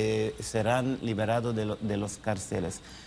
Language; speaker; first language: Spanish; non-native, learner; Hebrew